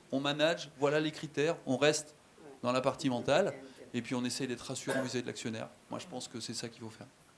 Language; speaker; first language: French; native; French